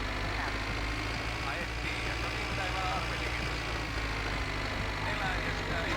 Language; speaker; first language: Finnish; native; Finnish